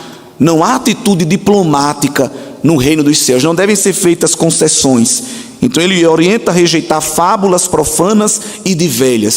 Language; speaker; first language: Portuguese; native; Portuguese